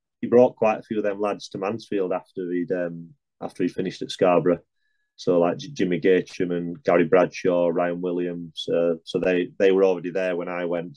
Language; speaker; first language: English; native; English